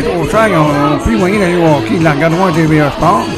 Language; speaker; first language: French; native; French